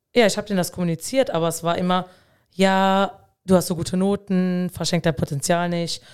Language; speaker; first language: German; native; German